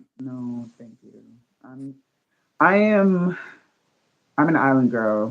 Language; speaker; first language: English; native; English